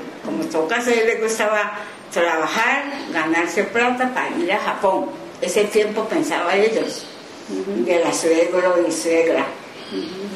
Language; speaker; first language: Spanish; non-native, learner; Japanese